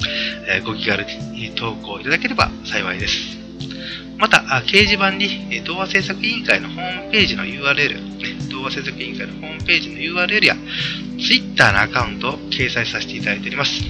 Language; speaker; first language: Japanese; native; Japanese